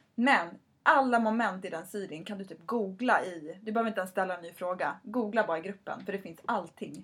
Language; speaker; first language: Swedish; native; Swedish